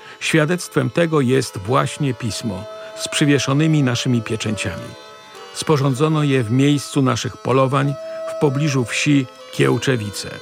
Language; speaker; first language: Polish; native; Polish